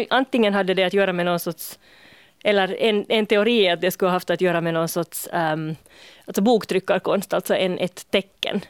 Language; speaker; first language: Swedish; native; Swedish